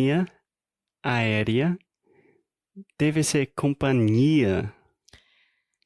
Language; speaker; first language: Portuguese; non-native, fluent; English